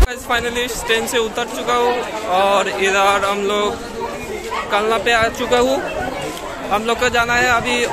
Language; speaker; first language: Hindi; non-native, local second language; Bangla